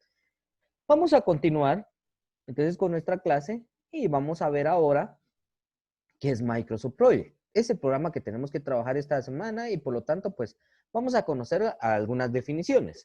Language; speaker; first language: Spanish; native; Spanish